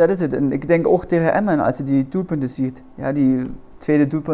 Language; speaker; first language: Dutch; non-native, learner; German